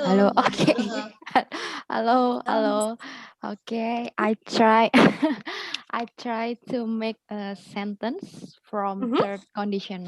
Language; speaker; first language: English; non-native, learner; Indonesian